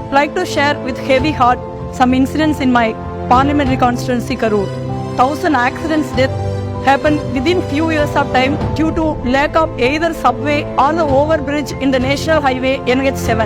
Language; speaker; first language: English; non-native, local second language; Tamil